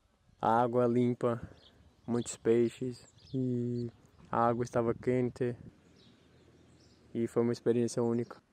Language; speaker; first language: Spanish; non-native, learner; Portuguese